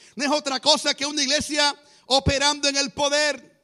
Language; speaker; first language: Spanish; native; Spanish